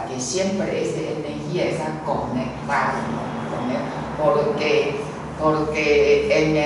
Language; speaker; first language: Spanish; non-native, learner; Chinese